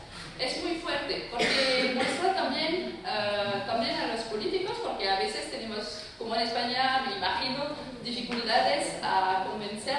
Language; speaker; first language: Spanish; non-native, fluent; French